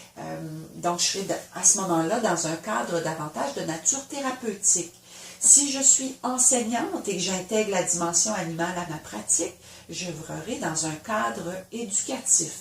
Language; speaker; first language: French; native; French